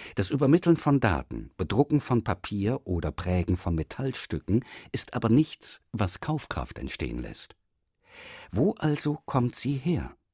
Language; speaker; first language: German; native; German